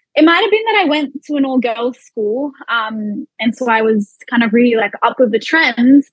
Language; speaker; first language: English; early bilingual, other home language; Arabic